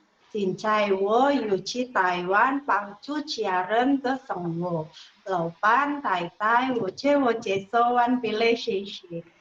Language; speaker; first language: Chinese; non-native, learner; Indonesian